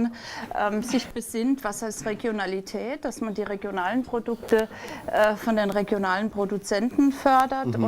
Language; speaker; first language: German; native; German